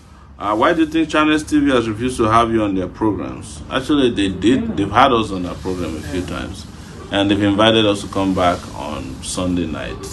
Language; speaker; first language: English; non-native, local second language; Yoruba